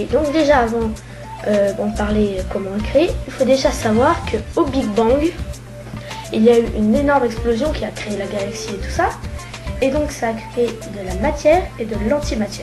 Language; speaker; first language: French; native; French